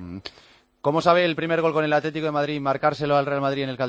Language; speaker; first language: Spanish; native; Spanish